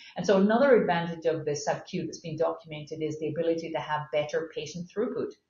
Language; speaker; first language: English; native; English